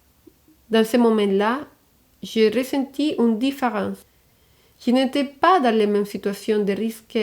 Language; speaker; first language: French; non-native, fluent; Spanish